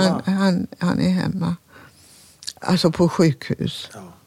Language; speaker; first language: Swedish; non-native, fluent; Hungarian